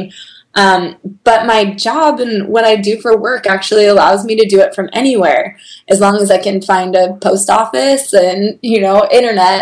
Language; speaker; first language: English; native; English